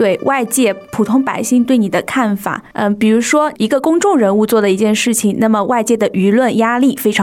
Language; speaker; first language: Chinese; native; Chinese